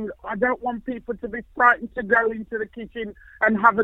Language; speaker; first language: English; native; English